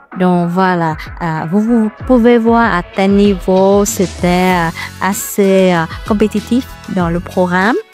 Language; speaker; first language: French; non-native, fluent; Vietnamese